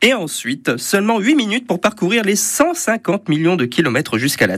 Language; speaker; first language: French; native; French